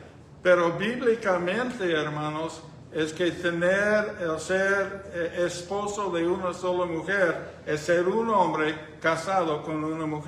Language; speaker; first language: Spanish; non-native, fluent; English